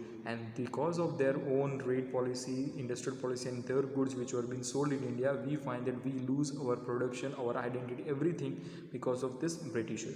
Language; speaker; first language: English; non-native, local second language; Hindi